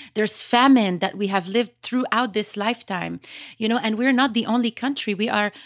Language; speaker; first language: English; early bilingual, other home language; Arabic